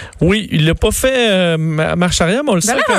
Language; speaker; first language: French; native; French